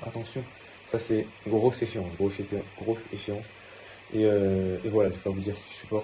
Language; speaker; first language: French; native; French